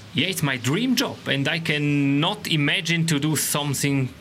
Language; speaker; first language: English; non-native, learner; Romansh